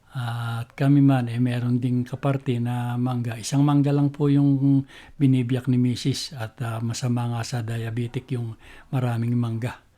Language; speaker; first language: Filipino; native; Filipino